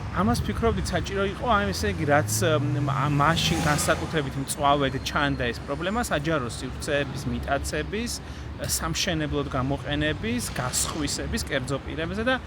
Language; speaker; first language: Georgian; native; Georgian